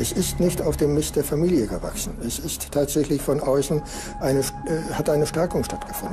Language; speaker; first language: German; native; German